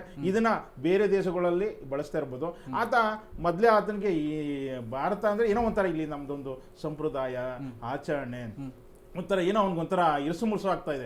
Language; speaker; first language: Kannada; native; Kannada